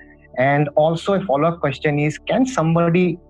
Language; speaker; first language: English; non-native, local second language; Assamese